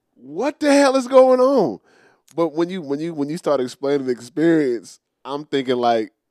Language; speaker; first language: English; native; English